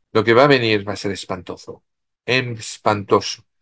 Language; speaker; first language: Spanish; non-native, fluent; French